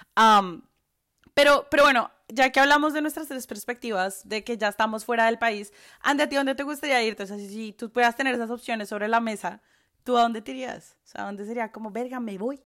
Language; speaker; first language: Spanish; native; Spanish